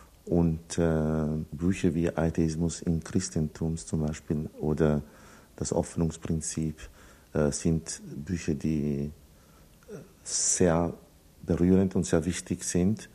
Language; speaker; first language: German; non-native, fluent; Italian